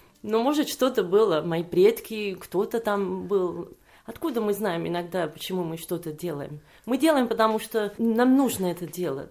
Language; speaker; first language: Russian; non-native, fluent; Catalan